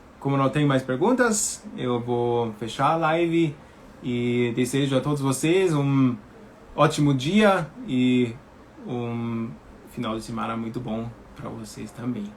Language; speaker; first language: Portuguese; non-native, fluent; German